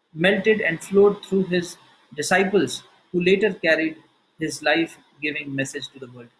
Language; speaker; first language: English; non-native, local second language; Hindi